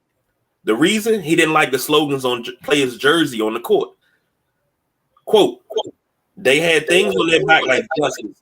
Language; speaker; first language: English; native; English